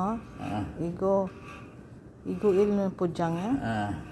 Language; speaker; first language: Korean; non-native, learner; Filipino